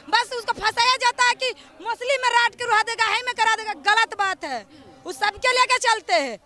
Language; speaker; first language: Hindi; native; Hindi